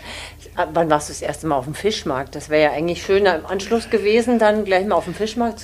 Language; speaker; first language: German; native; German